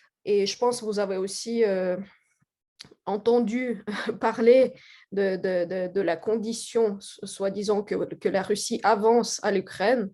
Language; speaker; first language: French; non-native, fluent; Russian